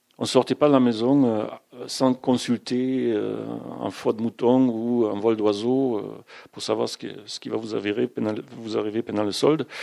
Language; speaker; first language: French; non-native, fluent; German